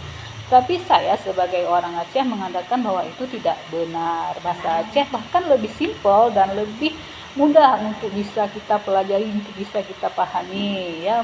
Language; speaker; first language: Indonesian; non-native, local second language; Achinese